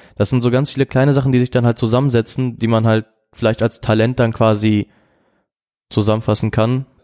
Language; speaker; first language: German; native; German